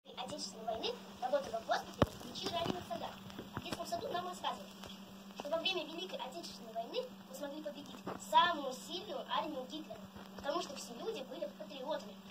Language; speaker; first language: Russian; native; Russian